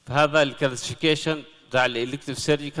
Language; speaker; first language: Arabic; native; Arabic